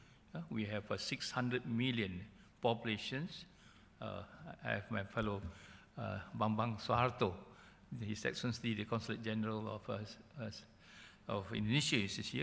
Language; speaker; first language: English; non-native, local second language; Malay